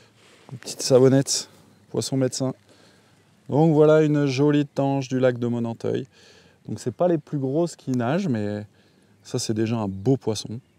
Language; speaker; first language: French; native; French